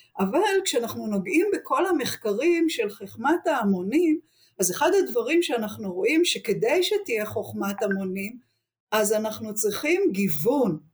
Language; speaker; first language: Hebrew; native; Hebrew